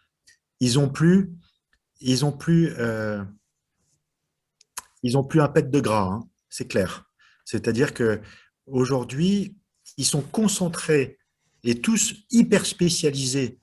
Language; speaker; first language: French; native; French